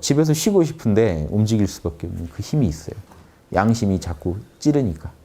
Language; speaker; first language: Korean; native; Korean